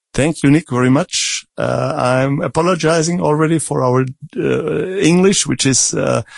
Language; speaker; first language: English; non-native, fluent; Czech